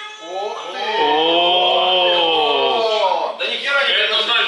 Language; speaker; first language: Russian; native; Russian